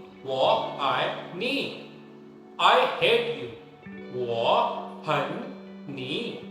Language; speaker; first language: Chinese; non-native, learner; Urdu